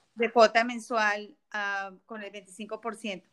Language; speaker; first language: Spanish; native; Spanish